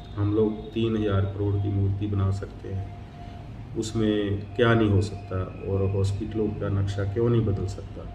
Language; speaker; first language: Hindi; non-native, local second language; Punjabi